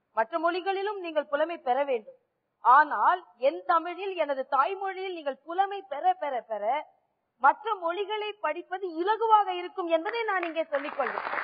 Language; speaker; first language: Tamil; native; Tamil